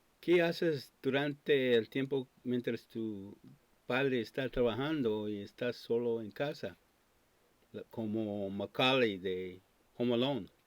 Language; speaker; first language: Spanish; non-native, fluent; English